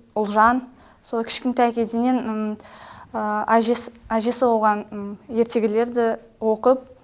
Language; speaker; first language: Kazakh; non-native, local second language; Russian